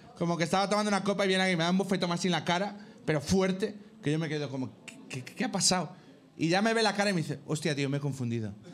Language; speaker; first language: Spanish; native; Spanish